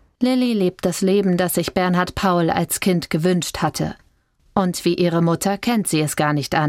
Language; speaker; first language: German; native; German